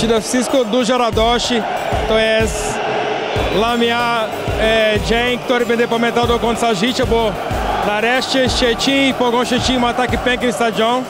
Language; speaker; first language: Polish; non-native, learner; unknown